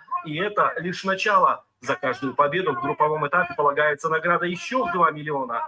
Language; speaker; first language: Russian; native; Russian